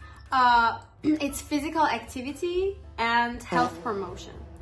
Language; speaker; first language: English; non-native, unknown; Persian